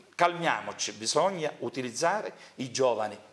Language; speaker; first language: Italian; native; Italian